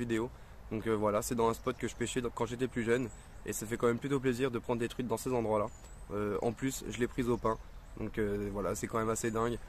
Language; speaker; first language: French; native; French